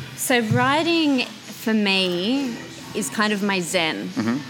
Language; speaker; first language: English; native; English